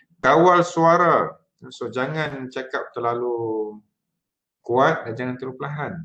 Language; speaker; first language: Malay; native; Malay